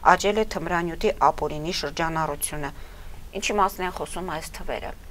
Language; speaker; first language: Armenian; native; Armenian